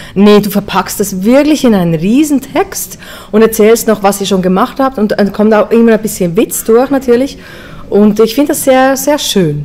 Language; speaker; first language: German; native; German